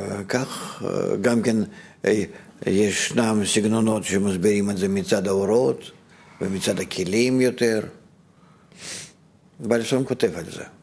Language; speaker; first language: Hebrew; non-native, fluent; Russian